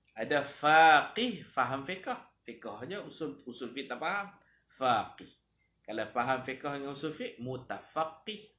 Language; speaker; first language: Malay; native; Malay